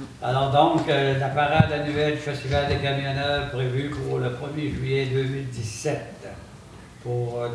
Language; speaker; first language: French; native; French